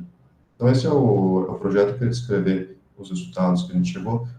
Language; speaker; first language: Portuguese; native; Portuguese